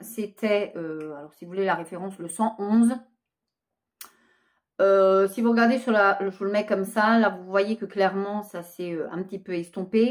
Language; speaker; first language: French; native; French